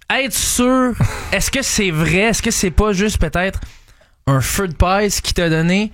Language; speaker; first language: French; native; French